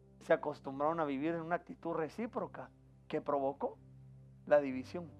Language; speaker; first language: Spanish; native; Spanish